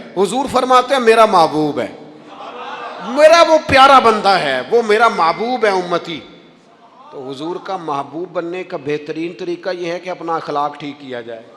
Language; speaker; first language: Urdu; non-native, local second language; Punjabi